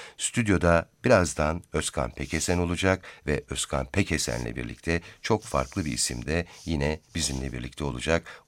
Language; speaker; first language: Turkish; native; Turkish